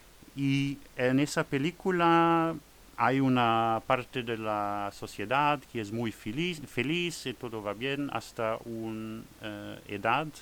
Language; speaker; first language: Spanish; non-native, learner; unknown